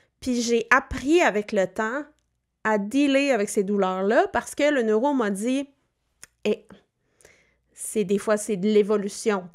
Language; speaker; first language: French; native; French